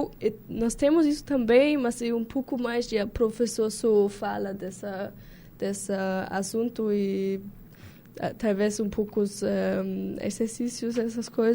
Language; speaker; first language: Portuguese; non-native, learner; German